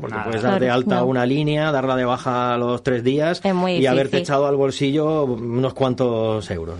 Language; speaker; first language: Spanish; native; Spanish